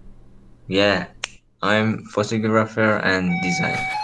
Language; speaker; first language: English; non-native, learner; Persian